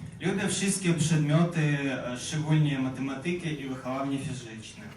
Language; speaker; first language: Polish; non-native, learner; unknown